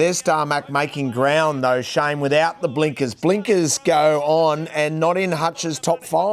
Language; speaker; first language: English; native; English